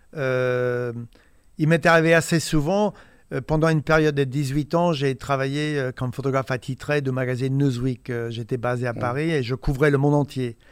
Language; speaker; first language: French; non-native, fluent; English